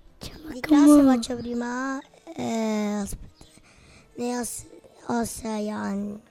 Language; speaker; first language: Italian; early bilingual, other home language; Filipino